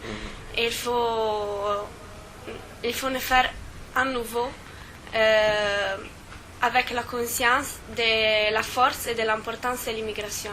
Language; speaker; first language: French; non-native, fluent; Italian